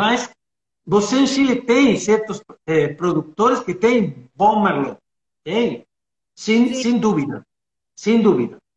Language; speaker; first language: Portuguese; non-native, learner; Spanish